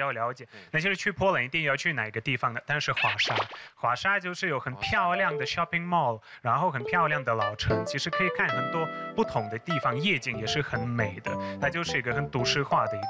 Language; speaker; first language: Chinese; non-native, fluent; Polish